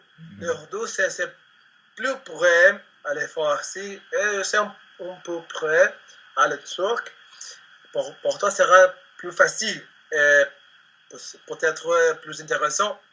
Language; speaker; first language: French; non-native, learner; Spanish